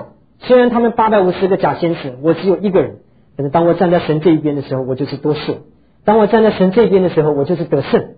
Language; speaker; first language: Chinese; native; Chinese